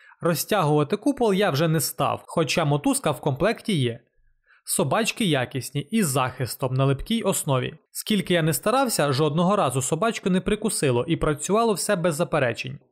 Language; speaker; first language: Ukrainian; non-native, local second language; Russian